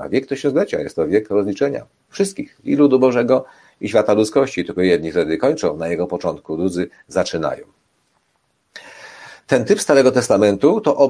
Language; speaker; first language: Polish; native; Polish